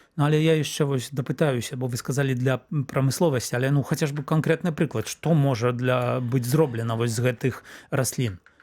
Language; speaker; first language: Belarusian; native; Belarusian